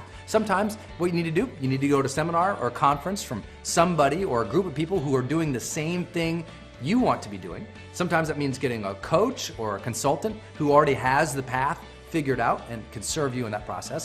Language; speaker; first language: English; native; English